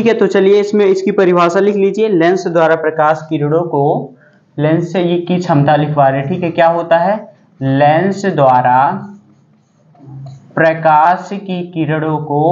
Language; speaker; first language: Hindi; native; Hindi